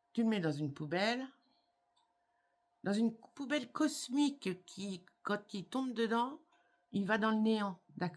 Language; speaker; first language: French; native; French